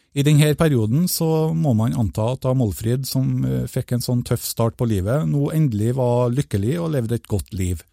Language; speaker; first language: Norwegian; native; Norwegian